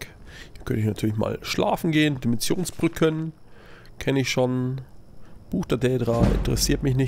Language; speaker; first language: German; native; German